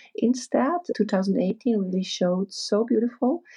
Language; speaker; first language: English; non-native, fluent; German